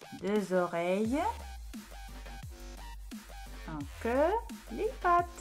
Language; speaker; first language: French; non-native, fluent; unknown